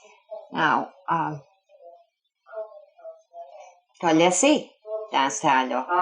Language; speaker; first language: French; early bilingual, heritage; French